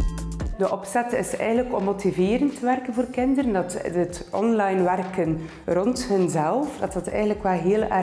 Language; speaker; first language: Dutch; native; Dutch